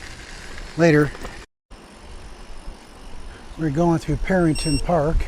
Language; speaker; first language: English; native; English